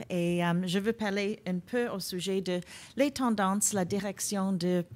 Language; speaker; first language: French; non-native, local second language; English